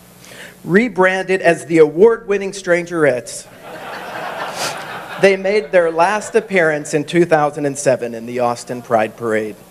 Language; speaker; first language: English; native; English